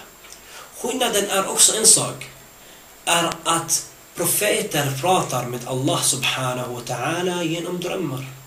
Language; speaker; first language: Swedish; early bilingual, other home language; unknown